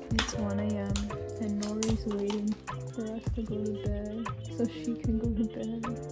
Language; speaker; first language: English; native; English